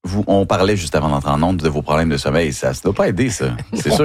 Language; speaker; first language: French; native; French